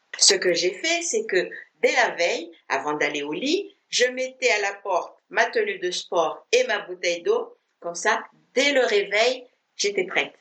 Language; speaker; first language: French; non-native, fluent; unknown